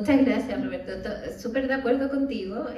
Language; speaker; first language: Spanish; native; Spanish